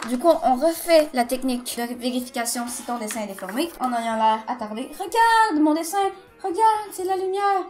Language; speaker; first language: French; native; French